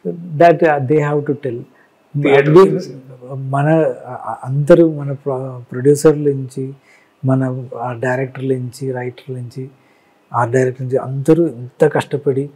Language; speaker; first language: Telugu; non-native, learner; Malayalam